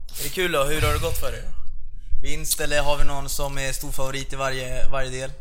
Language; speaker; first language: Swedish; native; Swedish